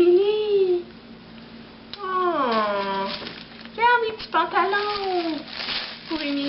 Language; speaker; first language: French; native; French